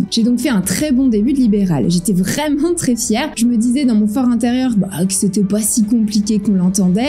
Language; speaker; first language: French; native; French